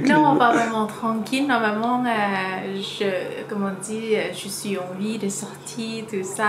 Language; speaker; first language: French; non-native, learner; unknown